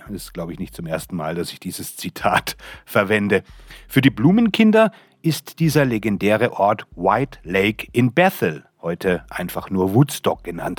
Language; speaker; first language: German; native; German